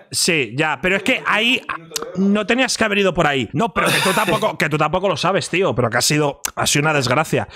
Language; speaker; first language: Spanish; native; Spanish